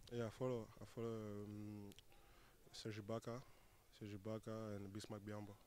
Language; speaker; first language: English; non-native, learner; French